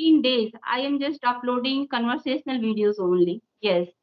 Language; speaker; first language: English; non-native, local second language; Hindi